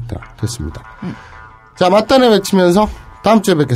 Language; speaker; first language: Korean; native; Korean